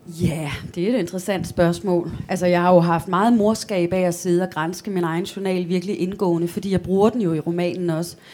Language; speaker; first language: Danish; native; Danish